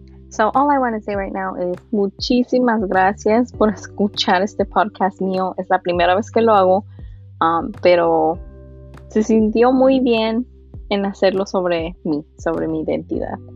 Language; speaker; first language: Spanish; early bilingual, heritage; Spanish